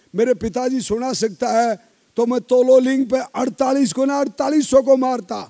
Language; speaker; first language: Hindi; native; Hindi